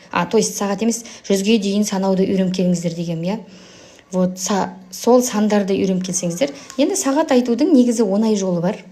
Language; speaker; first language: Kazakh; native; Kazakh